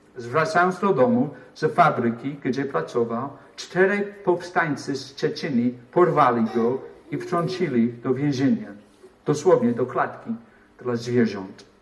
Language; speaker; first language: Polish; non-native, fluent; English